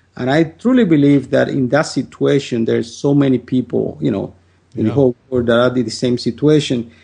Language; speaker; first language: English; non-native, fluent; Spanish